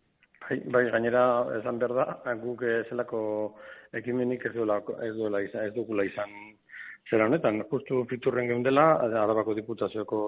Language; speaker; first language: Basque; non-native, local second language; Spanish